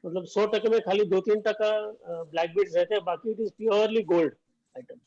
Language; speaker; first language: Hindi; non-native, local second language; Marathi